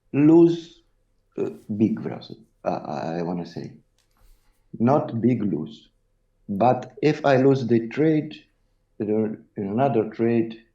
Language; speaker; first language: English; non-native, learner; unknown